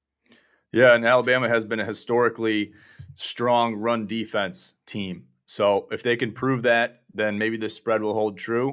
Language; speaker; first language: English; native; English